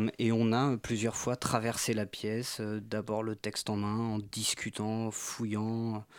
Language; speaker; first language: French; native; French